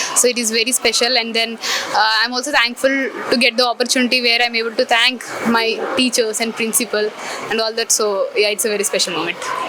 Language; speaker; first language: English; non-native, local second language; Telugu